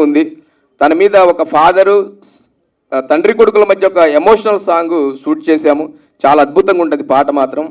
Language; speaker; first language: Telugu; native; Telugu